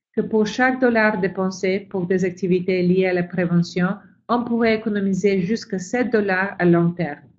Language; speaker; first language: French; non-native, fluent; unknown